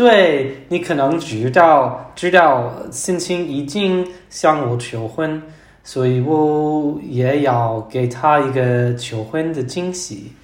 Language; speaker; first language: Chinese; non-native, learner; English